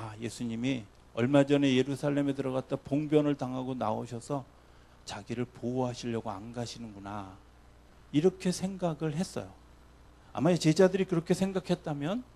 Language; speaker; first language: Korean; native; Korean